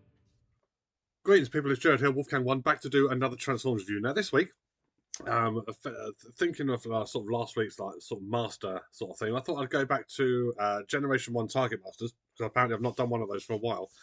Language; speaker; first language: English; native; English